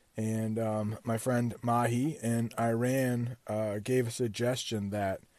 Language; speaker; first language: English; native; English